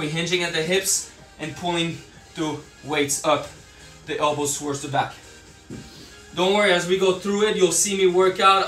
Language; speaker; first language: English; native; English